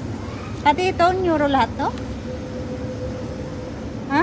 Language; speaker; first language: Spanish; non-native, learner; Filipino